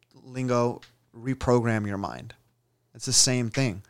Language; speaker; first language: English; native; English